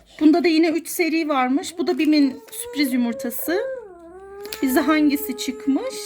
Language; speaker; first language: Turkish; native; Turkish